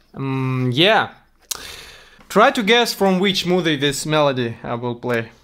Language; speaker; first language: English; non-native, learner; Russian